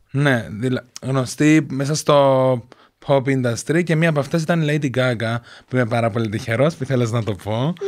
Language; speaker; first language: Greek; native; Greek